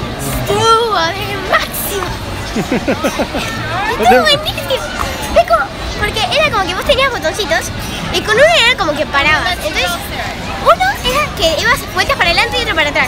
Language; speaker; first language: Spanish; native; Spanish